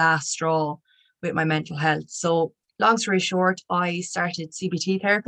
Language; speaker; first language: English; native; English